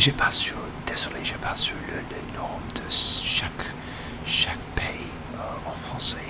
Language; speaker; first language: French; non-native, learner; English